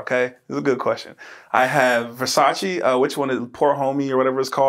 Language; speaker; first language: English; native; English